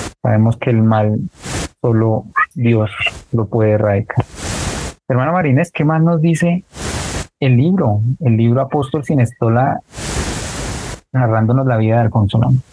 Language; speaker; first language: Spanish; native; Spanish